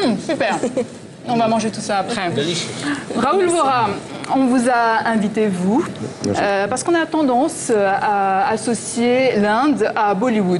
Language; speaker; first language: French; native; French